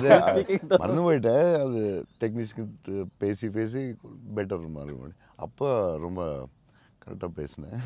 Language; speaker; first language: Tamil; non-native, local second language; Telugu